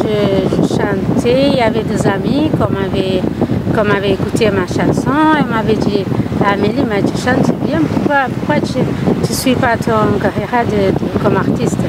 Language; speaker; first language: French; non-native, learner; Kabuverdianu